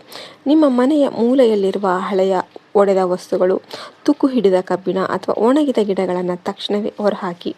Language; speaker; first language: Kannada; native; Kannada